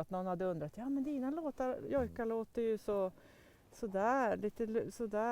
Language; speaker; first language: Swedish; native; Swedish